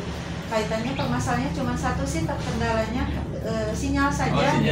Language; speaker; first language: Indonesian; non-native, local second language; Sundanese